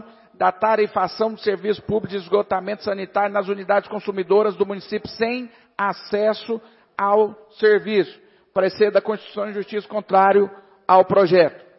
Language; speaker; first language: Portuguese; native; Portuguese